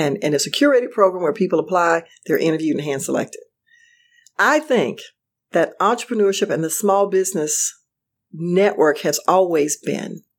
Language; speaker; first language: English; native; English